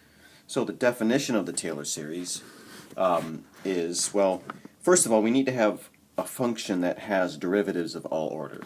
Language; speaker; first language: English; native; English